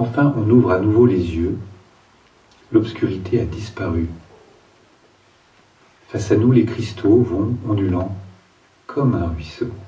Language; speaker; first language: French; native; French